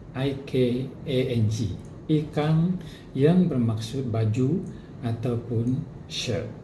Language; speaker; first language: Malay; non-native, local second language; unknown